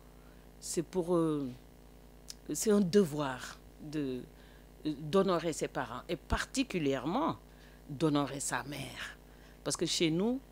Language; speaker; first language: French; non-native, local second language; Wolof